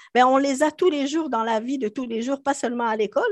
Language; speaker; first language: French; non-native, local second language; Arabic